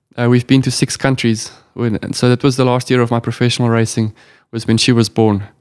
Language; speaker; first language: English; non-native, local second language; Afrikaans